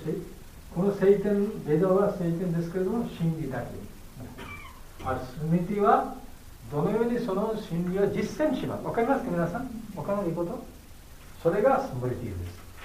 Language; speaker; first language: Japanese; non-native, learner; Bangla